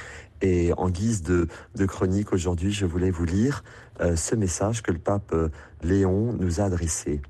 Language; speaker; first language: French; native; French